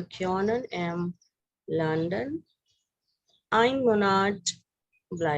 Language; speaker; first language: German; non-native, fluent; Hindi